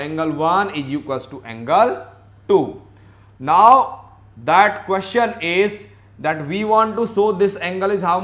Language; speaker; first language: English; non-native, local second language; Hindi